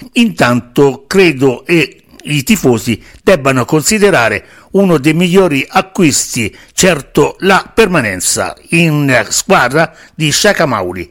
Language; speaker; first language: Italian; native; Italian